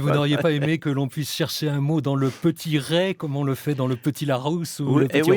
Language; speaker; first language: French; native; French